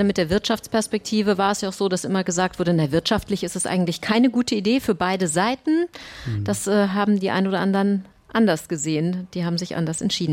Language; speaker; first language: German; native; German